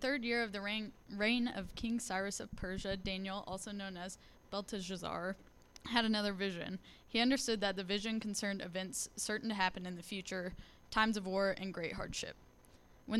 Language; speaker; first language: English; native; English